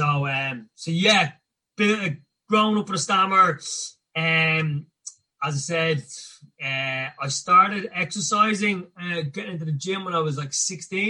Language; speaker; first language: English; native; English